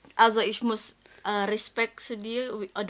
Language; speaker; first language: German; non-native, learner; Indonesian